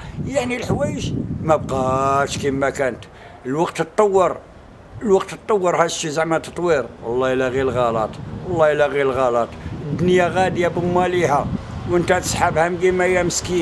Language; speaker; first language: Arabic; native; Arabic